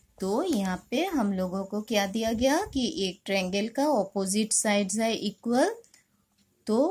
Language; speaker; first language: Hindi; non-native, local second language; Bangla